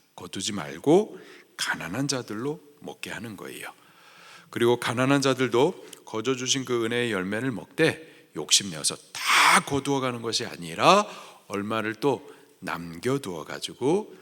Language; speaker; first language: Korean; native; Korean